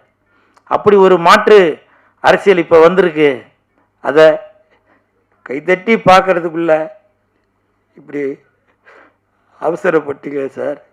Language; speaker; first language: Tamil; native; Tamil